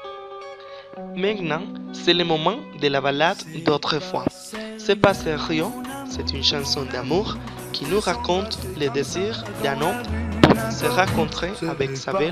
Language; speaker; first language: French; non-native, learner; Spanish